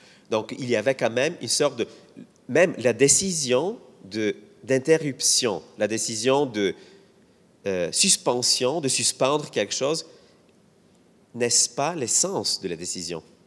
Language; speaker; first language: French; non-native, fluent; Bulgarian